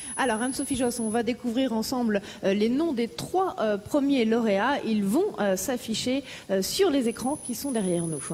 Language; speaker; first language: French; native; French